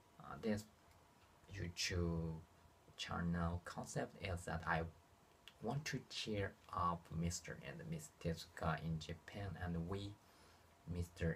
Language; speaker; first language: English; non-native, learner; Japanese